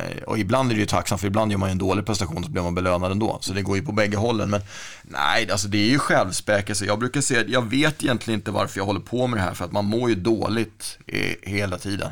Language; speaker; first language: Swedish; native; Swedish